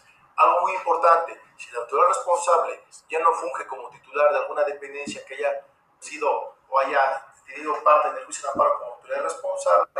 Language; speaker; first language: Spanish; native; Spanish